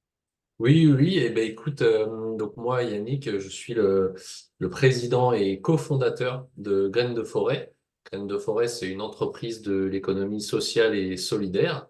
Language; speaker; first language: French; native; French